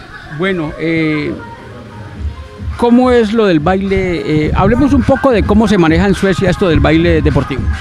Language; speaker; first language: Spanish; native; Spanish